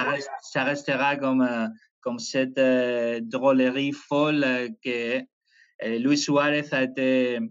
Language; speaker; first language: French; non-native, fluent; Spanish